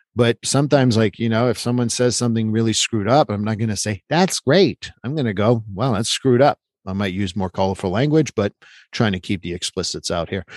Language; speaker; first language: English; non-native, fluent; French